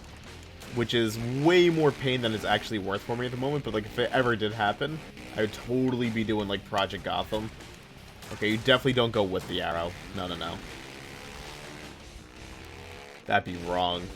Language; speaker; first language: English; native; English